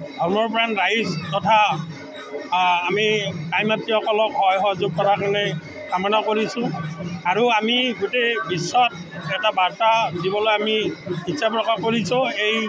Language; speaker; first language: Assamese; native; Assamese